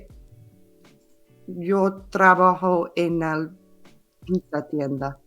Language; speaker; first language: Spanish; non-native, learner; English